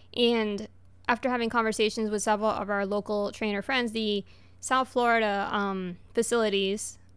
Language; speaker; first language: English; early bilingual, other home language; Spanish